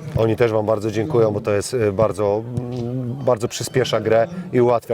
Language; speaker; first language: Polish; native; Polish